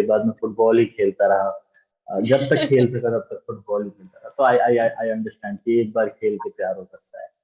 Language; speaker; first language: Hindi; native; Hindi